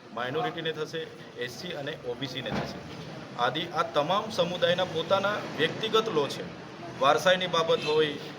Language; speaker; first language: Gujarati; non-native, local second language; Vasavi